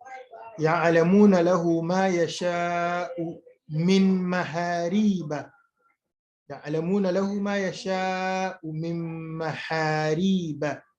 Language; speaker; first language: Arabic; non-native, fluent; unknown